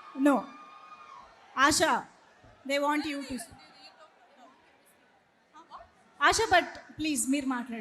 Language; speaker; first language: Telugu; native; Telugu